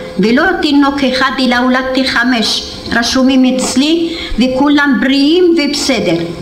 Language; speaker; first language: Hebrew; non-native, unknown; Arabic